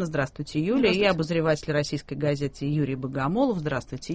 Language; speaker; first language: Russian; native; Russian